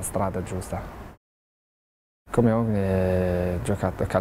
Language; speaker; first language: Italian; non-native, learner; Arabic